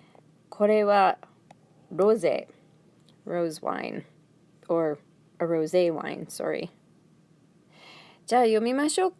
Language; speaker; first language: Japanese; non-native, fluent; English